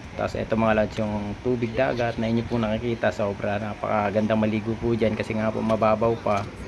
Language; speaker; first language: Filipino; native; Filipino